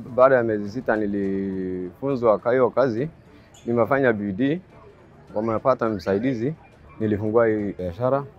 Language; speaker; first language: Swahili; non-native, local second language; Somali